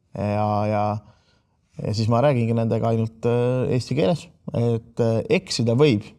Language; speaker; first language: Estonian; native; Estonian